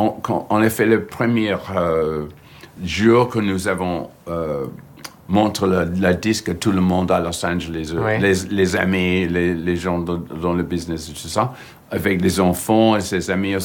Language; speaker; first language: French; non-native, fluent; English